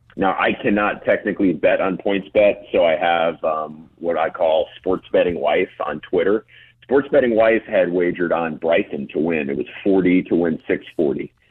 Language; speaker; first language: English; native; English